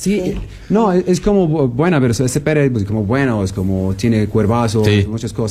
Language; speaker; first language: Spanish; non-native, learner; Arabic